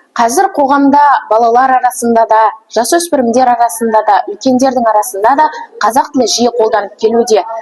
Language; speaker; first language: Kazakh; non-native, local second language; Uzbek